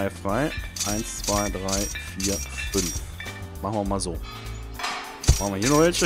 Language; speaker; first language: German; native; German